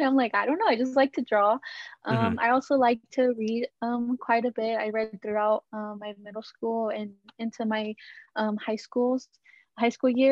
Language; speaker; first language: English; native; English